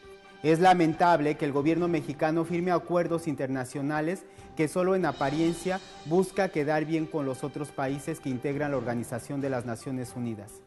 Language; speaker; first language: Spanish; native; Spanish